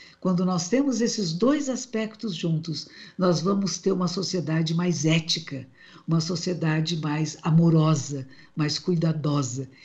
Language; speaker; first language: Portuguese; native; Portuguese